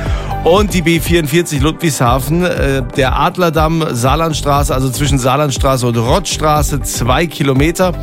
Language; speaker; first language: German; native; German